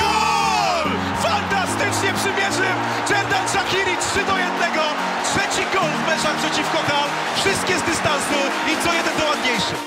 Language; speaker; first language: Polish; native; Polish